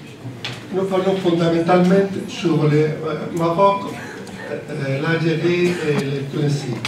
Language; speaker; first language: French; non-native, learner; Spanish